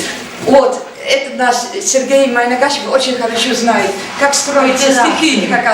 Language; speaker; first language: Russian; non-native, learner; Dutch